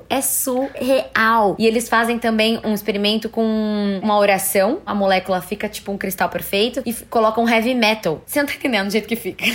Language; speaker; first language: Portuguese; native; Portuguese